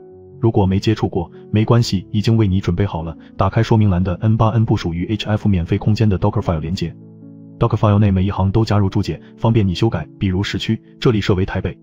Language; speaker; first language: Chinese; native; Chinese